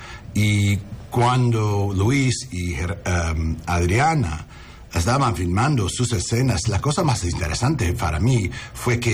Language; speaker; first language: Spanish; early bilingual, heritage; English